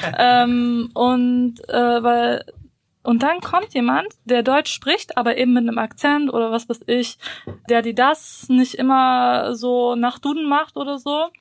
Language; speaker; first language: German; early bilingual, other home language; Bosnian